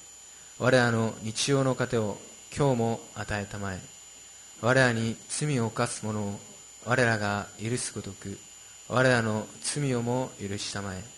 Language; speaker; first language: Japanese; native; Japanese